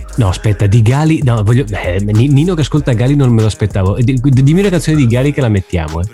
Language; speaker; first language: Italian; native; Italian